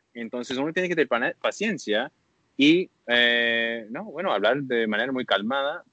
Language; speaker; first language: Spanish; early bilingual, heritage; Spanish